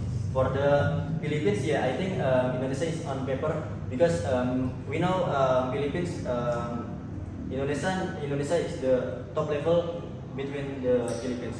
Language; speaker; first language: English; non-native, learner; Indonesian